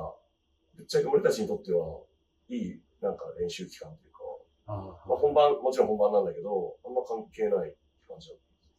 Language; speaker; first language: Japanese; native; Japanese